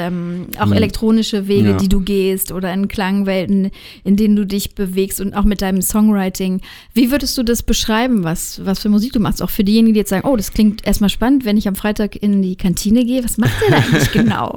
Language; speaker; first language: German; native; German